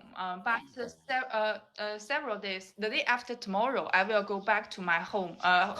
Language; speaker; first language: English; non-native, learner; Chinese